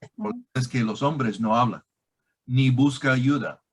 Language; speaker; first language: Spanish; non-native, fluent; English